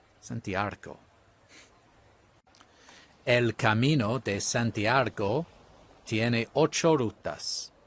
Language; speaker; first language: Spanish; non-native, learner; English